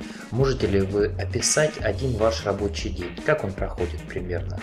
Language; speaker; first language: Russian; native; Russian